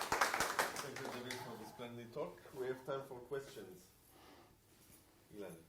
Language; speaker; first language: English; non-native, fluent; Hebrew